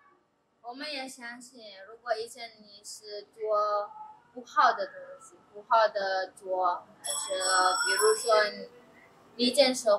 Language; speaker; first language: Chinese; non-native, fluent; Indonesian